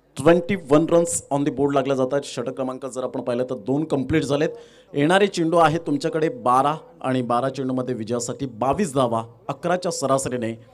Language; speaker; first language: Marathi; native; Marathi